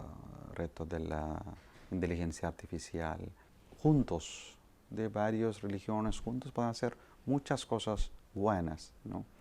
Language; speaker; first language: Spanish; non-native, fluent; Malayalam